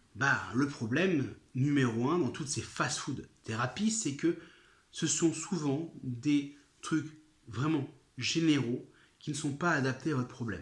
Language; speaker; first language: French; native; French